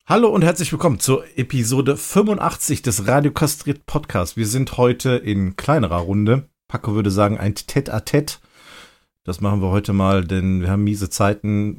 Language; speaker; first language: German; native; German